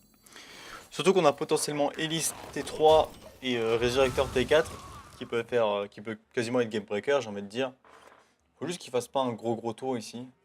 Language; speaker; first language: French; native; French